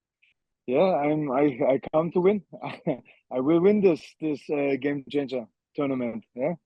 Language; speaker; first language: English; non-native, learner; German